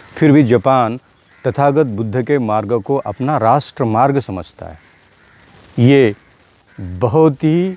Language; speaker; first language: Hindi; non-native, local second language; Marathi